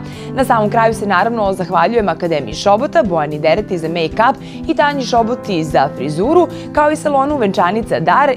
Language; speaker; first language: Croatian; native; Croatian